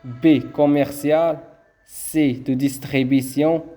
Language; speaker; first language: French; non-native, local second language; Arabic